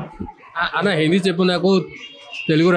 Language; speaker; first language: Telugu; non-native, learner; Hindi